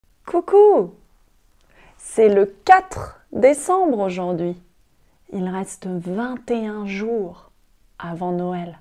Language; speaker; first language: French; native; French